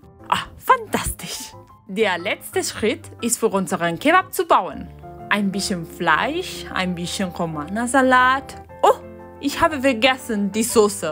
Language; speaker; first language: German; non-native, learner; Spanish